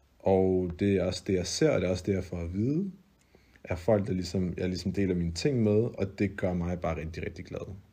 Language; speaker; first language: Danish; early bilingual, other home language; Arabic